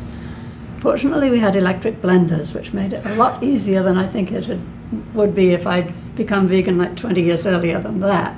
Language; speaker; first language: English; native; English